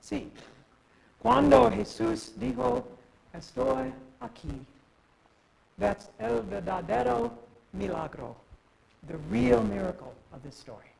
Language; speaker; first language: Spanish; non-native, learner; English